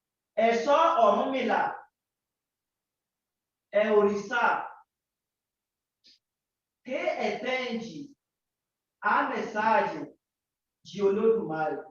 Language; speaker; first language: Portuguese; non-native, learner; Yoruba